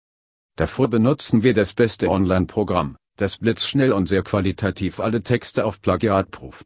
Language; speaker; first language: German; non-native, learner; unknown